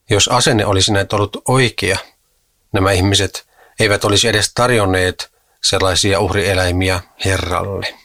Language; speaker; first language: Finnish; native; Finnish